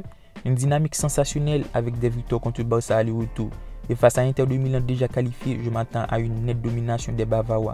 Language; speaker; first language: French; native; French